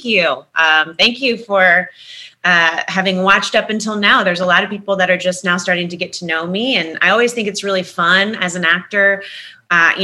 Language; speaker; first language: English; native; English